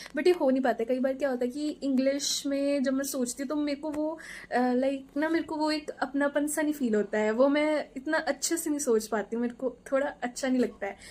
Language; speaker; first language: Hindi; native; Hindi